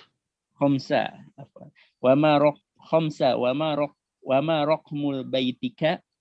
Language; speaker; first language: Arabic; non-native, learner; Indonesian